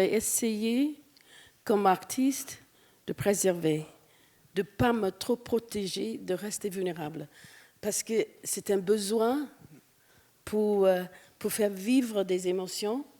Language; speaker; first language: French; non-native, fluent; English